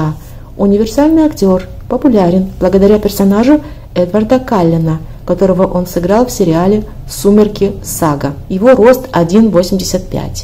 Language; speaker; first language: Russian; native; Russian